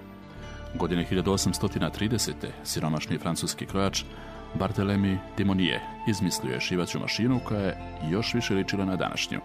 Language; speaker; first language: Croatian; native; Croatian